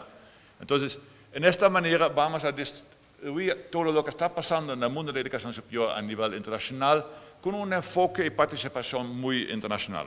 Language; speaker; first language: Spanish; non-native, fluent; Dutch